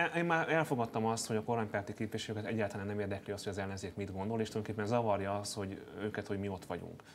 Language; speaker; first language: Hungarian; native; Hungarian